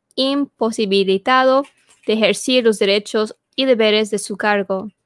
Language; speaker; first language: Spanish; early bilingual, heritage; Spanish